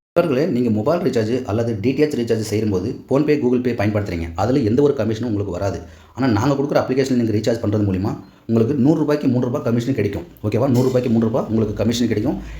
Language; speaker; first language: Tamil; non-native, local second language; Telugu